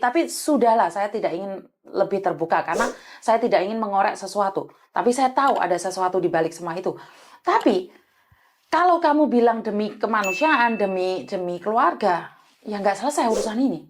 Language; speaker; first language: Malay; non-native, local second language; Javanese